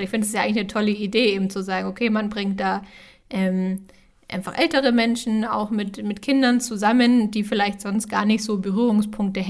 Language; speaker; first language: German; native; German